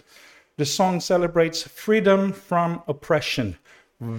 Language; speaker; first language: English; non-native, local second language; Cebuano